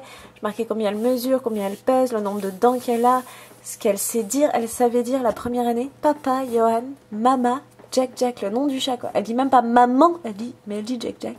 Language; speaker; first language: French; native; French